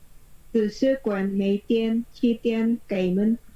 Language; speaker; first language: Chinese; non-native, learner; Indonesian